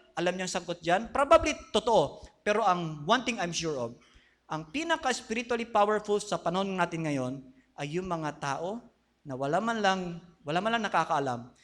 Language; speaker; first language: Filipino; non-native, fluent; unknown